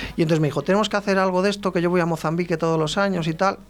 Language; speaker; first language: Spanish; native; Spanish